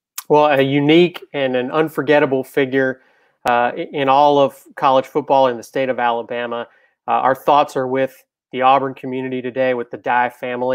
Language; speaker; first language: English; native; English